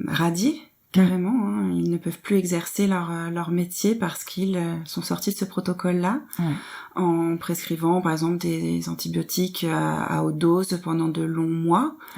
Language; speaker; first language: French; native; French